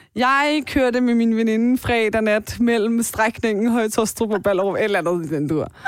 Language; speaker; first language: Danish; early bilingual, other home language; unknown